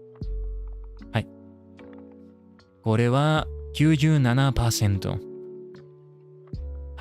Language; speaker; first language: Japanese; non-native, learner; English